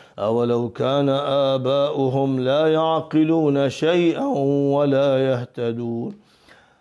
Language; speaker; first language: Urdu; native; Urdu